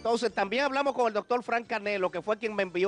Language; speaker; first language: Spanish; native; Spanish